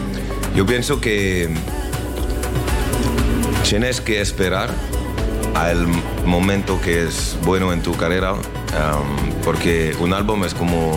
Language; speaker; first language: Spanish; non-native, learner; French